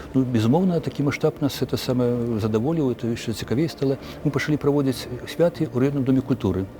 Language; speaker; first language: Belarusian; native; Belarusian